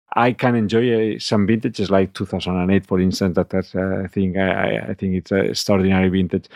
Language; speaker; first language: English; non-native, fluent; Catalan